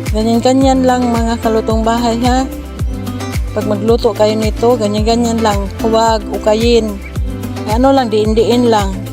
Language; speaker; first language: Filipino; non-native, local second language; Cebuano